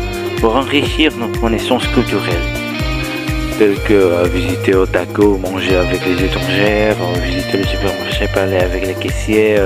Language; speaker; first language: French; non-native, learner; Indonesian